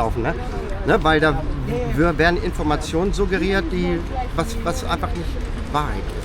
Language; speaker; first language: German; native; German